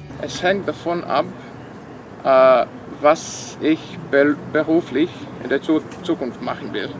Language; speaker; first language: German; non-native, local second language; Serbian